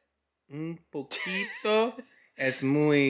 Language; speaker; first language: Spanish; non-native, learner; English